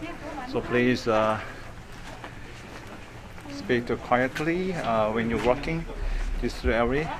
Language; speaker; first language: English; non-native, fluent; Korean